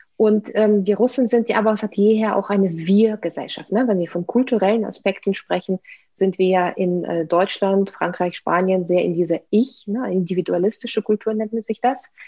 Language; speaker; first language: German; non-native, fluent; Russian